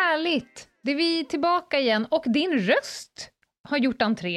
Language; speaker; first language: Swedish; native; Swedish